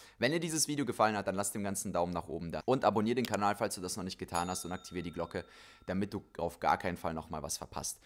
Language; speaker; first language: German; native; German